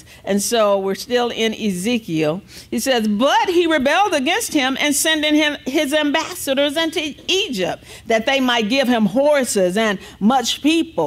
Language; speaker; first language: English; native; English